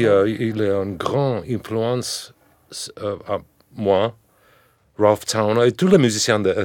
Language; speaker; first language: French; non-native, fluent; English